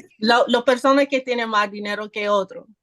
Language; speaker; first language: Spanish; non-native, learner; English